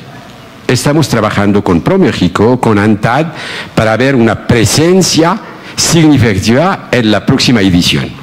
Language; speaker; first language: Spanish; non-native, fluent; Arabic